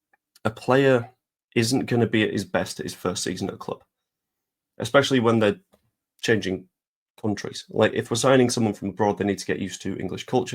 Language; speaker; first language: English; native; English